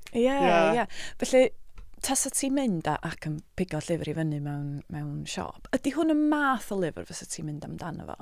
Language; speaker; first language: Welsh; native; Welsh